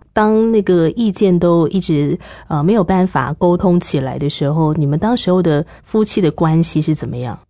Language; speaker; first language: Chinese; native; Chinese